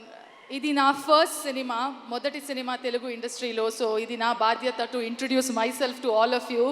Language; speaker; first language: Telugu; non-native, learner; Kannada